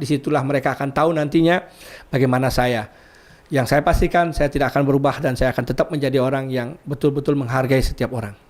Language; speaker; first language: Indonesian; non-native, local second language; Balinese